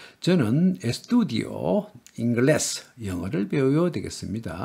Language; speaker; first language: Spanish; non-native, learner; Korean